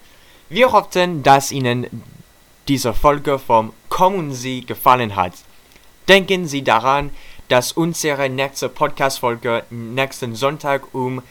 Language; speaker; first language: German; non-native, learner; French